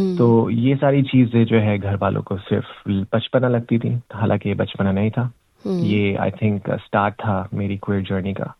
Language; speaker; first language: Urdu; native; Urdu